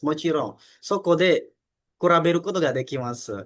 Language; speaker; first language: Japanese; non-native, learner; Indonesian